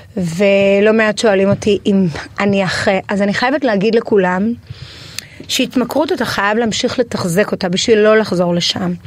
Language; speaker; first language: Hebrew; native; Hebrew